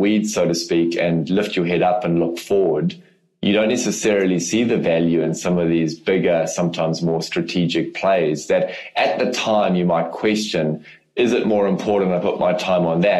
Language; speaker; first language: English; native; English